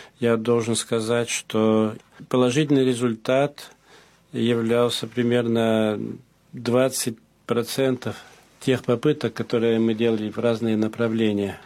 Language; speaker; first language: Russian; early bilingual, heritage; Russian